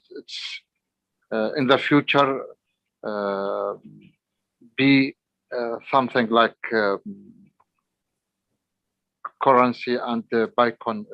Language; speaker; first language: English; non-native, learner; Arabic